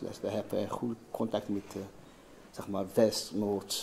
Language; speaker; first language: Dutch; non-native, learner; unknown